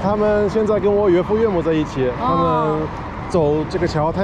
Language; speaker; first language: Chinese; non-native, fluent; English